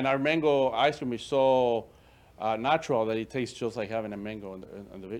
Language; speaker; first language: English; native; English